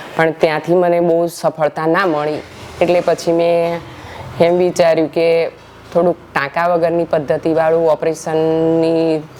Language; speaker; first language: Gujarati; native; Gujarati